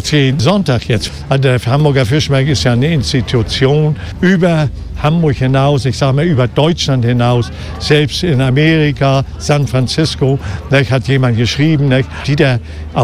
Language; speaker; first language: German; native; German